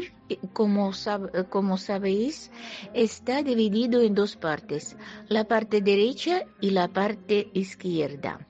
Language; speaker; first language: Spanish; non-native, fluent; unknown